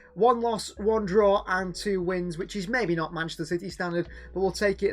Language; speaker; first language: English; native; English